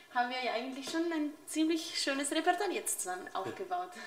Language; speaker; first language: German; non-native, fluent; Spanish